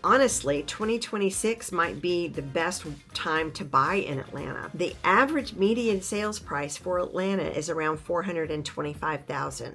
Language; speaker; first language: English; native; English